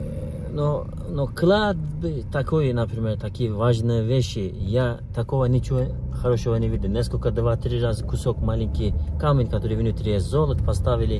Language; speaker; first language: Russian; non-native, learner; Turkish